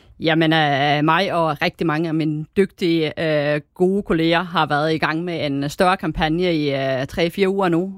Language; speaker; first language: Danish; native; Danish